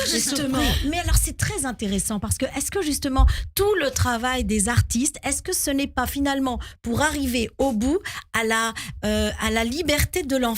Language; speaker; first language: French; native; French